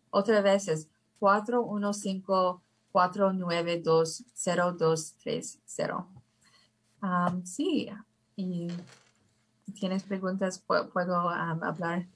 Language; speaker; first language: Spanish; early bilingual, heritage; English